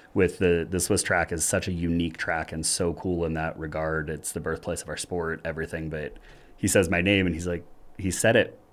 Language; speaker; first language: English; early bilingual, other home language; German